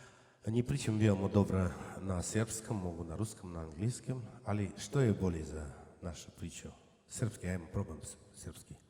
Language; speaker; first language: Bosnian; non-native, learner; Russian